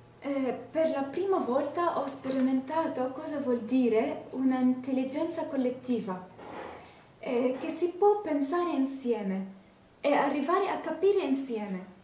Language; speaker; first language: Italian; non-native, fluent; Arabic